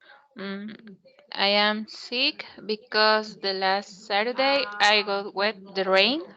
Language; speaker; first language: English; non-native, learner; Spanish